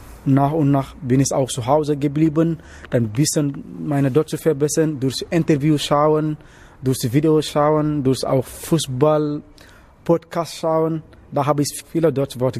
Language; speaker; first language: German; non-native, learner; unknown